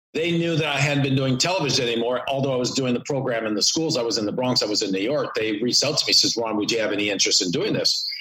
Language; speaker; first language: English; native; English